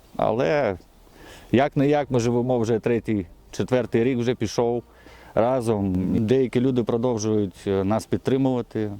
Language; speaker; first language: Ukrainian; non-native, local second language; Russian